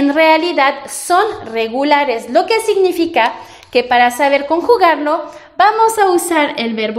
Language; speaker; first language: Spanish; non-native, fluent; French